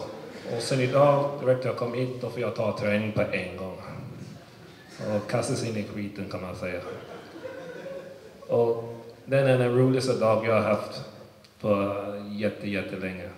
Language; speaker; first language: Swedish; early bilingual, other home language; English